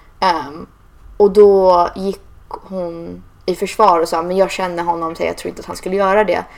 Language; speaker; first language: Swedish; early bilingual, heritage; Swedish